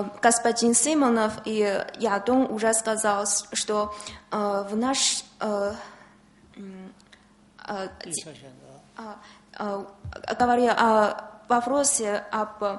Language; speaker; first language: Russian; non-native, learner; Chinese